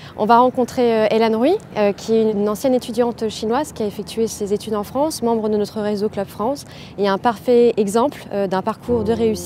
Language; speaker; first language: French; native; French